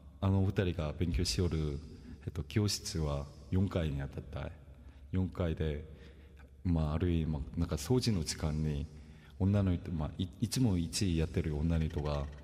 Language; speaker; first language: Japanese; non-native, fluent; Korean